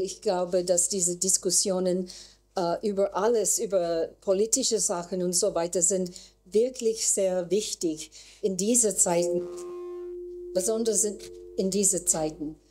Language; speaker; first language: German; non-native, learner; English